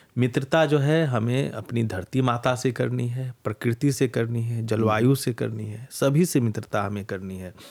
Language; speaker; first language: Hindi; non-native, local second language; Morisyen